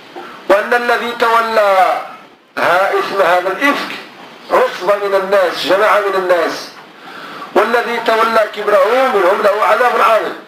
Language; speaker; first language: Arabic; native; Arabic